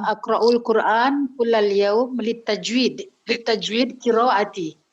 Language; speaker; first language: Arabic; non-native, learner; Malay